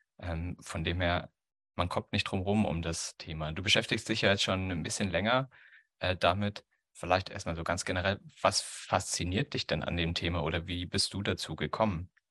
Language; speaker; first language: German; native; German